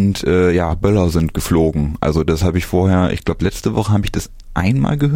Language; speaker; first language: German; native; German